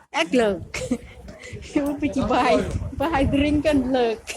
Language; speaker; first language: Dutch; non-native, learner; Thai